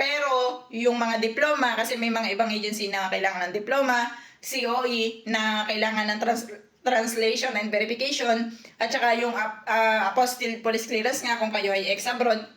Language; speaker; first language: Filipino; native; Filipino